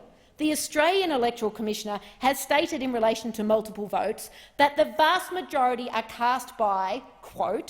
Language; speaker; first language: English; native; English